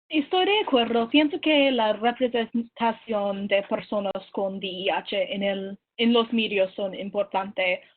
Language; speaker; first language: Spanish; non-native, learner; English